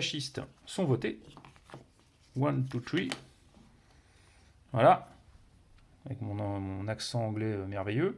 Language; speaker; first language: French; native; French